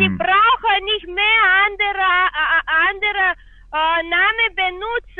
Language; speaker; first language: German; non-native, fluent; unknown